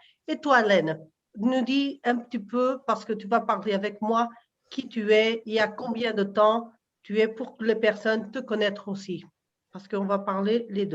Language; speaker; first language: French; non-native, fluent; Portuguese